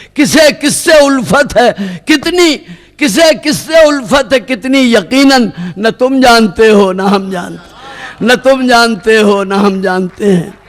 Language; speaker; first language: Urdu; native; Urdu